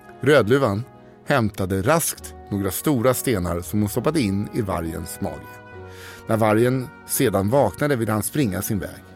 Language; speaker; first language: Swedish; native; Swedish